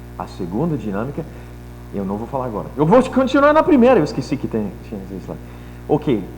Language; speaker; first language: Portuguese; non-native, fluent; English